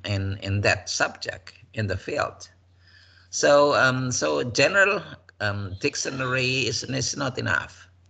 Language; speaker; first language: English; non-native, fluent; Indonesian